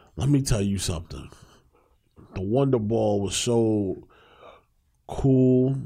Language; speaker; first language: English; native; English